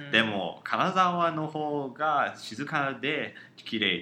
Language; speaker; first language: Japanese; non-native, learner; English